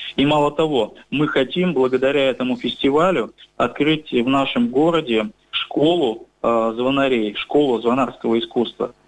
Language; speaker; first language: Russian; native; Russian